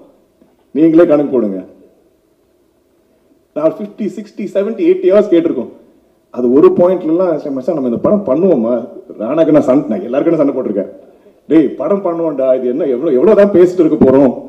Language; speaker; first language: Tamil; non-native, local second language; Malayalam